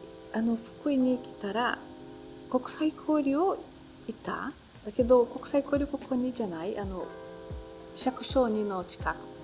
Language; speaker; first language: Japanese; non-native, learner; Portuguese